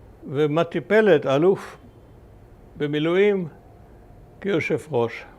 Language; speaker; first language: Hebrew; early bilingual, other home language; German